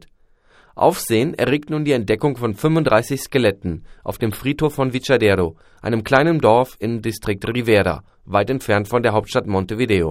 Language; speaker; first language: German; native; German